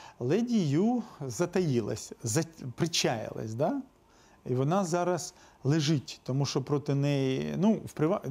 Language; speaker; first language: Ukrainian; non-native, local second language; Russian